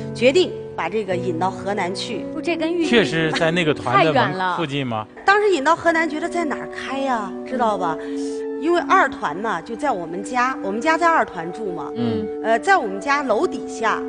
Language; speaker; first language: Chinese; native; Chinese